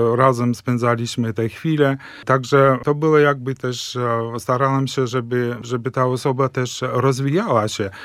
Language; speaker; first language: Polish; early bilingual, heritage; Polish